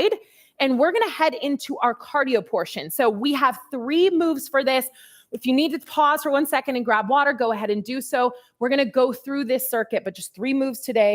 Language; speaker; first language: English; native; English